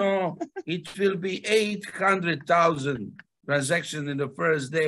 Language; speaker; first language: English; non-native, fluent; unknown